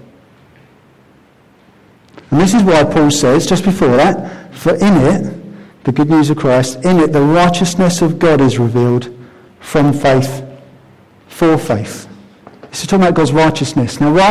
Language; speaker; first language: English; native; English